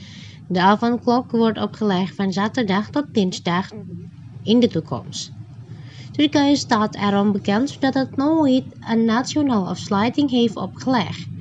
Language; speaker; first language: Dutch; non-native, fluent; Indonesian